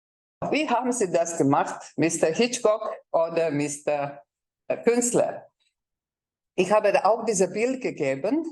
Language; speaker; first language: German; non-native, fluent; Croatian